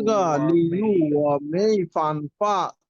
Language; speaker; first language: Chinese; non-native, learner; Bangla